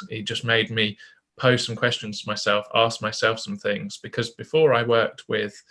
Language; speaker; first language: English; native; English